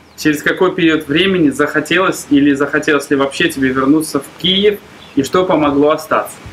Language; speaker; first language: Russian; native; Russian